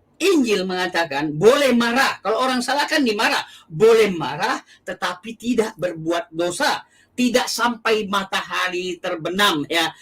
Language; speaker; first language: Indonesian; non-native, local second language; Achinese